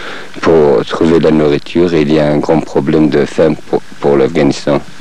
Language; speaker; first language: French; non-native, fluent; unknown